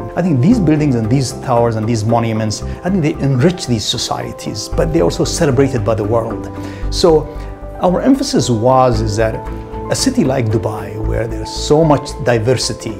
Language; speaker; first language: English; non-native, fluent; Arabic